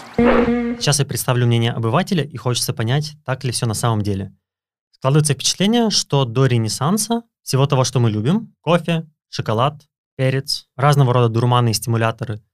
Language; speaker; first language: Russian; native; Russian